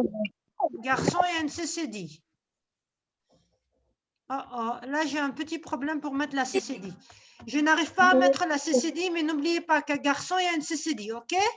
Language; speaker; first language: French; non-native, local second language; Arabic